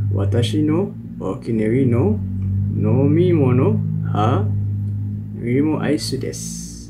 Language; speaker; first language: Japanese; non-native, learner; Malay